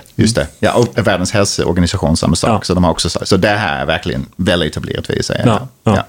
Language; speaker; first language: Swedish; non-native, fluent; Dutch